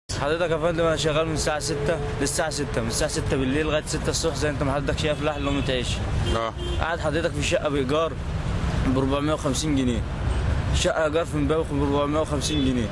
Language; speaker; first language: Arabic; native; Arabic